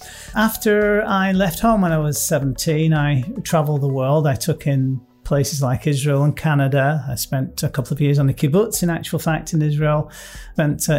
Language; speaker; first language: English; native; English